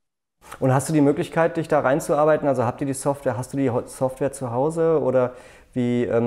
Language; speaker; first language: German; native; German